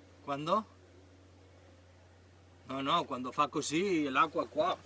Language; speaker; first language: Italian; non-native, learner; Spanish